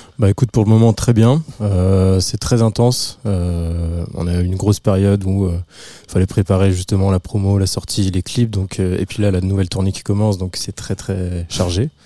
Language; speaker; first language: French; native; French